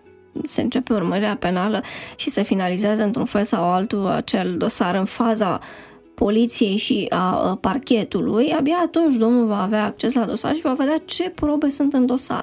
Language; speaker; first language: Romanian; native; Romanian